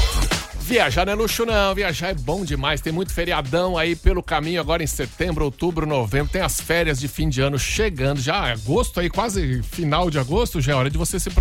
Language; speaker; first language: Portuguese; native; Portuguese